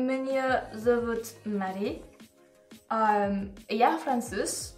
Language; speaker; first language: Russian; non-native, learner; French